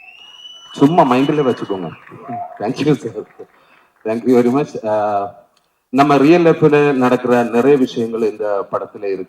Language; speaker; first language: Tamil; non-native, learner; Malayalam